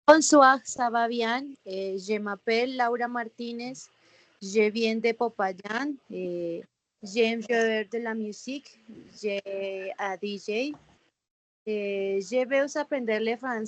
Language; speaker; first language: French; non-native, learner; Spanish